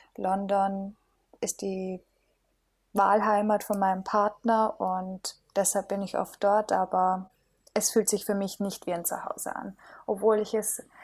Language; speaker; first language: German; native; German